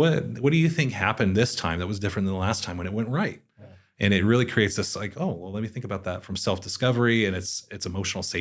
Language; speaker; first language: English; native; English